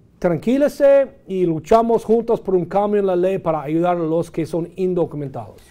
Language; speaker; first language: Spanish; non-native, fluent; English